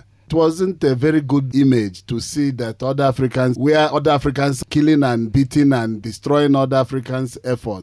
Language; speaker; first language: English; non-native, local second language; Igbo